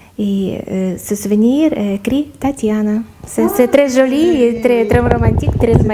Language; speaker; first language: French; non-native, learner; Russian